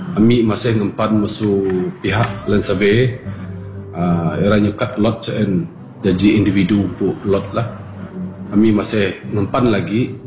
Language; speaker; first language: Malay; non-native, local second language; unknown